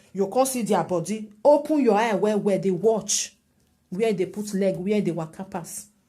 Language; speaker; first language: Nigerian Pidgin; native; Nigerian Pidgin